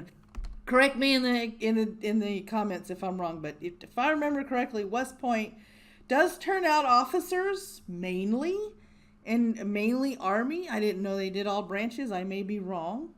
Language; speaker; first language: English; native; English